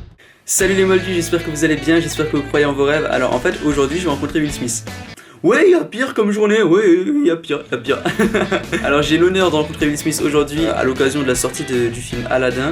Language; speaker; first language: French; native; French